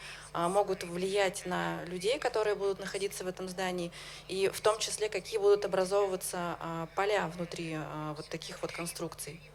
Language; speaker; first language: Russian; native; Russian